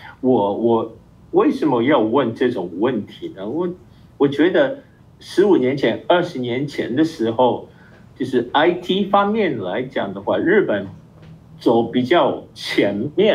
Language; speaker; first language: Chinese; non-native, fluent; Japanese